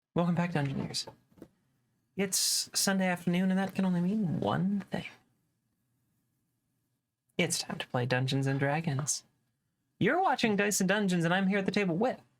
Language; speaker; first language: English; native; English